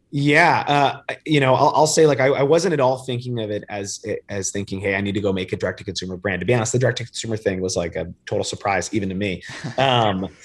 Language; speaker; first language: English; native; English